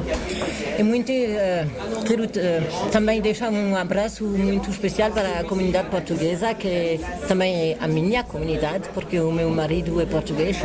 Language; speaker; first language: Portuguese; non-native, fluent; French